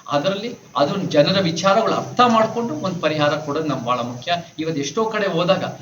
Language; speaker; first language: Kannada; early bilingual, heritage; Kannada